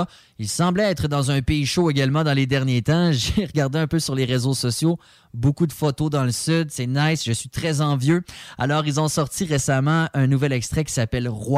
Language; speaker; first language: French; native; French